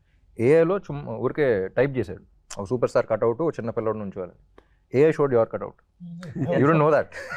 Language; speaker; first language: Telugu; native; Telugu